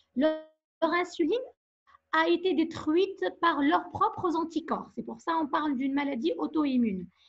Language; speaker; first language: French; non-native, local second language; Arabic